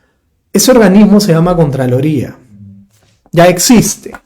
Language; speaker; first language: Spanish; native; Spanish